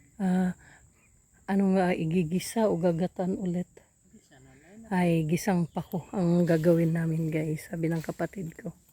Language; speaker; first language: Filipino; non-native, local second language; Waray